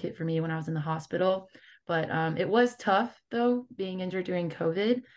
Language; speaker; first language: English; native; English